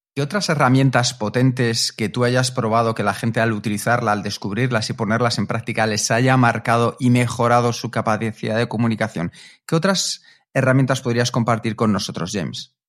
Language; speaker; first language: Spanish; native; Spanish